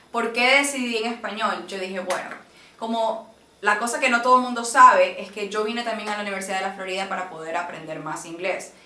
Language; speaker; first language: Spanish; native; Spanish